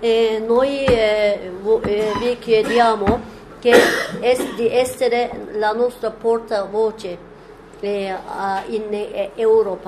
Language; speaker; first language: Italian; non-native, fluent; Turkish